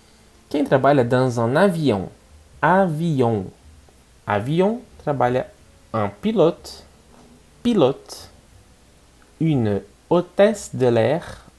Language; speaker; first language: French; non-native, fluent; Portuguese